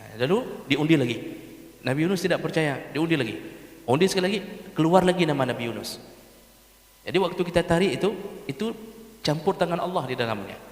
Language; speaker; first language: Malay; non-native, local second language; Achinese